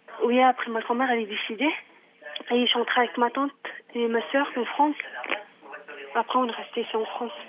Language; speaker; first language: French; non-native, fluent; Arabic